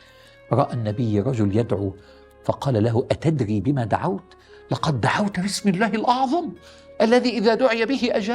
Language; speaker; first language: Arabic; native; Arabic